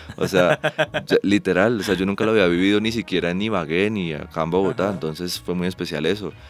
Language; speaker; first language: Spanish; native; Spanish